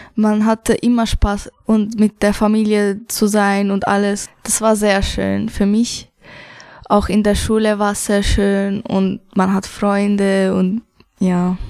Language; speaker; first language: German; early bilingual, other home language; Arabic